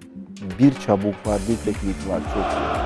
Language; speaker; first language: Turkish; non-native, learner; Portuguese